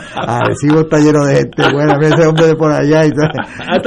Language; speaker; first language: Spanish; native; Spanish